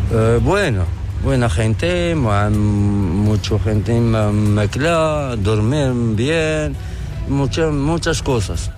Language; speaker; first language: Spanish; non-native, learner; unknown